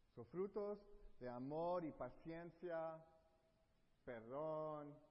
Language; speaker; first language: Spanish; early bilingual, heritage; Spanish